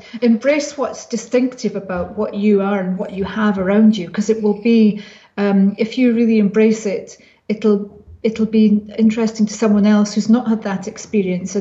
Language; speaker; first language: English; native; English